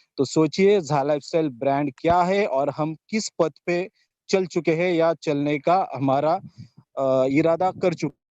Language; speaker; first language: Hindi; non-native, local second language; Marathi